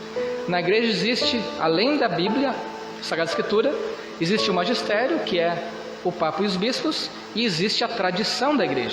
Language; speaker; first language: Portuguese; native; Portuguese